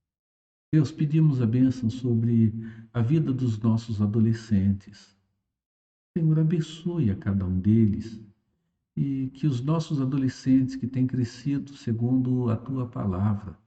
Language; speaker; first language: Portuguese; native; Portuguese